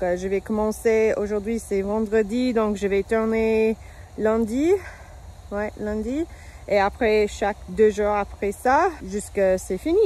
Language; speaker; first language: French; non-native, fluent; English